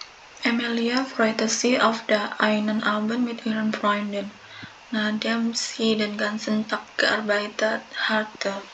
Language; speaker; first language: German; non-native, learner; Indonesian